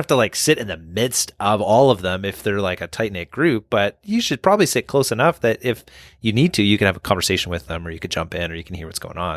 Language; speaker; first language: English; native; English